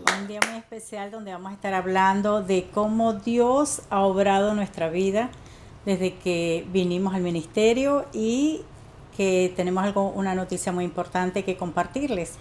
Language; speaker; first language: Spanish; native; Spanish